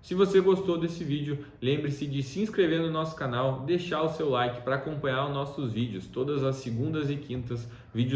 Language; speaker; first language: Portuguese; native; Portuguese